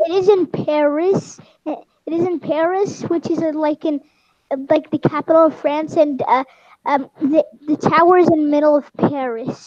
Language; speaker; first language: English; non-native, learner; Arabic